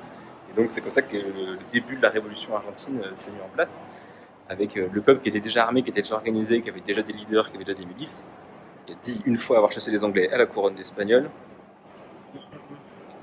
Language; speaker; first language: French; native; French